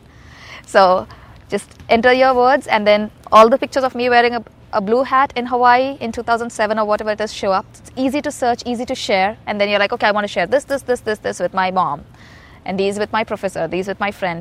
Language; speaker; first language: English; non-native, local second language; Telugu